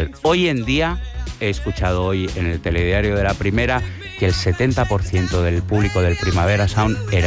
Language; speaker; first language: Spanish; native; Spanish